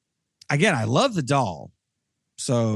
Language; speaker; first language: English; native; English